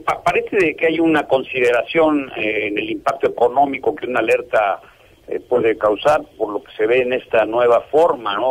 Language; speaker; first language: Spanish; native; Spanish